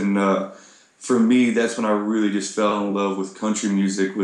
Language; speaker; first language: English; native; English